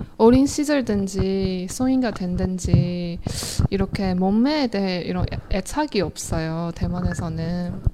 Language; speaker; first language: Korean; non-native, fluent; Chinese